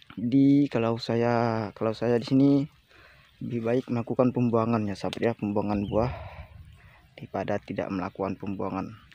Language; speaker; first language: Indonesian; non-native, local second language; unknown